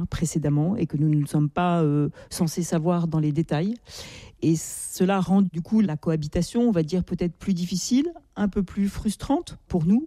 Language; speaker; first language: French; native; French